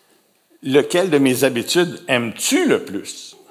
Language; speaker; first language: French; native; French